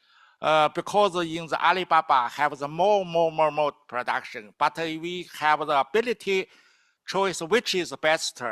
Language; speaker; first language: English; non-native, learner; Chinese